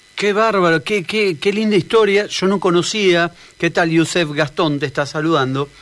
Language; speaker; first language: Spanish; native; Spanish